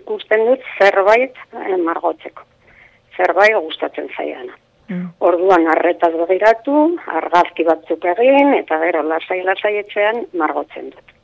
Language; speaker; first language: Basque; non-native, local second language; Spanish